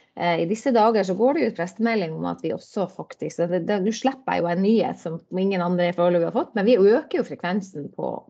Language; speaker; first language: Norwegian; native; Norwegian